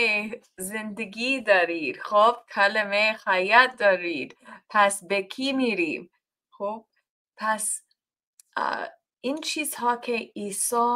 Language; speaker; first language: Persian; non-native, learner; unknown